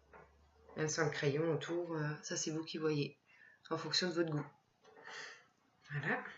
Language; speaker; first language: French; native; French